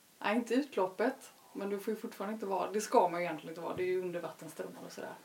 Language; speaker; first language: Swedish; native; Swedish